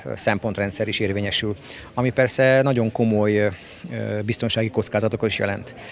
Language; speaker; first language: Hungarian; native; Hungarian